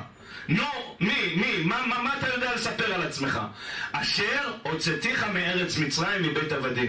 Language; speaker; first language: Hebrew; native; Hebrew